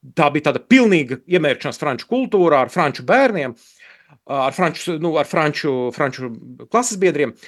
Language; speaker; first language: Latvian; native; Latvian